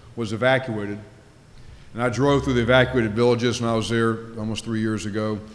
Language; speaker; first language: English; native; English